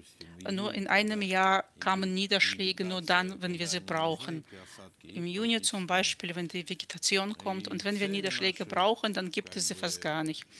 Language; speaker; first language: German; non-native, fluent; Russian